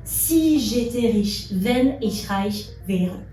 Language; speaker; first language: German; non-native, fluent; French